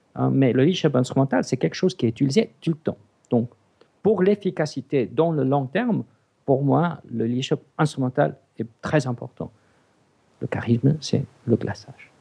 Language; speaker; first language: French; non-native, fluent; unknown